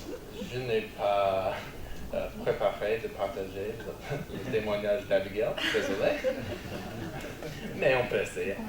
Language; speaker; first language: French; non-native, learner; English